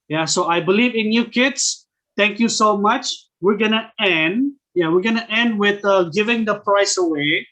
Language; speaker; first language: English; non-native, fluent; Indonesian